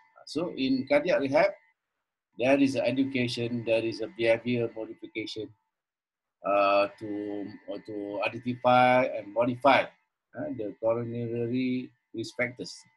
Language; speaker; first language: English; non-native, local second language; Malay